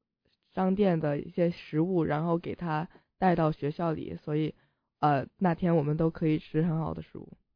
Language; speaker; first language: Chinese; early bilingual, heritage; Chinese